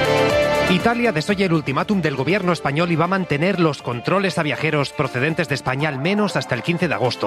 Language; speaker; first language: Spanish; native; Spanish